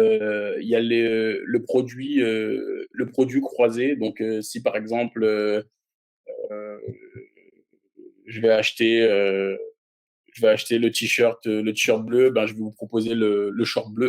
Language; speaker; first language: French; native; French